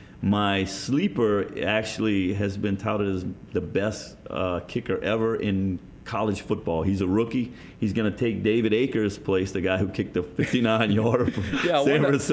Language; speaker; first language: English; native; English